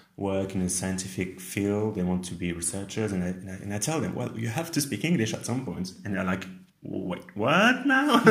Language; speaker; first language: English; non-native, fluent; French